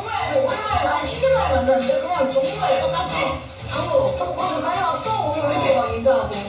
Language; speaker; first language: Korean; native; Korean